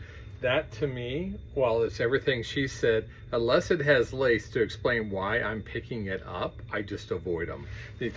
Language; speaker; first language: English; native; English